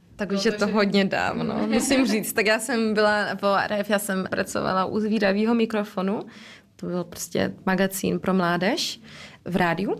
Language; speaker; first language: Czech; early bilingual, heritage; Czech